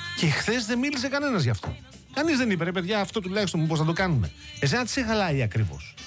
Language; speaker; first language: Greek; native; Greek